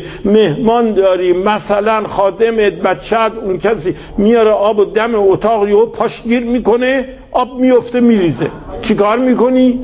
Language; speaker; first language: Persian; native; Persian